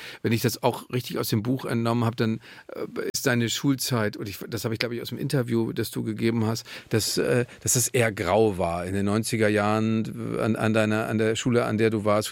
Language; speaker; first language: German; native; German